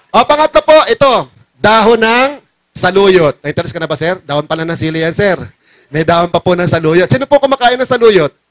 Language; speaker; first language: Filipino; non-native, local second language; Bikol